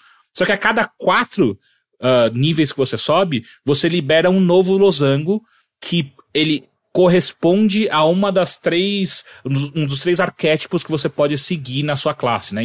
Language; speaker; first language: Portuguese; native; Portuguese